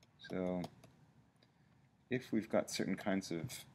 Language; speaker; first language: English; native; English